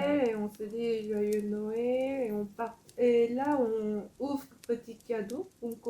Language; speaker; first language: French; non-native, fluent; Korean